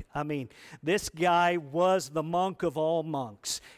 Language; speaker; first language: English; native; English